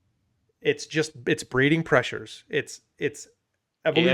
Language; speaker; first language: English; native; English